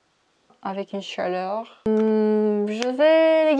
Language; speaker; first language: French; non-native, fluent; Korean